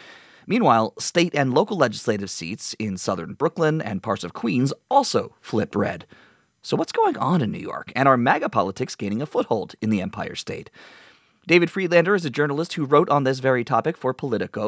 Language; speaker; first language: English; native; English